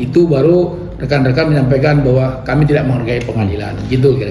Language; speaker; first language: Indonesian; native; Indonesian